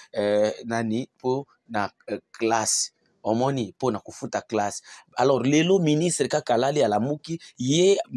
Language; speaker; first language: Lingala; non-native, local second language; Swahili